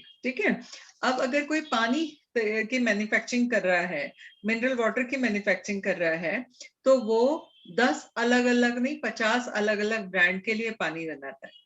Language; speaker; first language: Hindi; native; Hindi